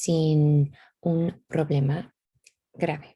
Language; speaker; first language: Spanish; non-native, fluent; English